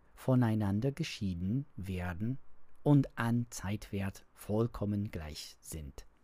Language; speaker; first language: German; non-native, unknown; English